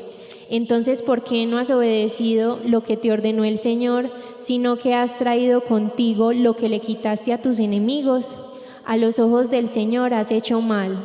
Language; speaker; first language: Spanish; native; Spanish